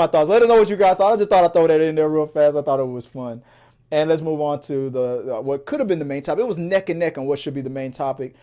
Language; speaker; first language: English; native; English